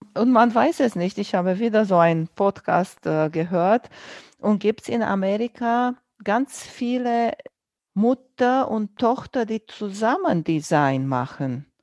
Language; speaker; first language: German; non-native, fluent; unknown